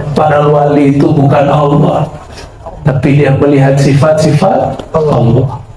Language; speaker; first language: Malay; non-native, local second language; Minangkabau